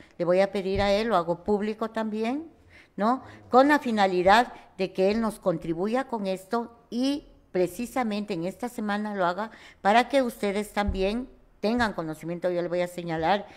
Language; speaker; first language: Spanish; native; Spanish